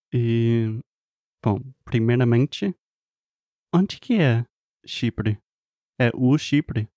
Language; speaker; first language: Portuguese; non-native, fluent; English